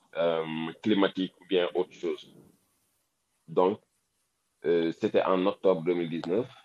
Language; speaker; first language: French; non-native, local second language; Wolof